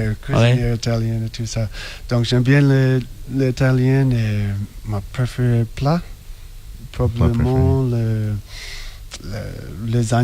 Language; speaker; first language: French; non-native, learner; English